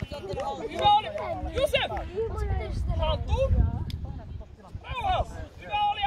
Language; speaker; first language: Finnish; non-native, fluent; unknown